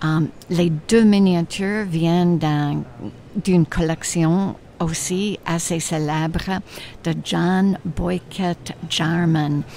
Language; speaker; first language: French; non-native, fluent; English